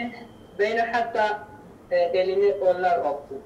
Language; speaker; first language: Turkish; non-native, learner; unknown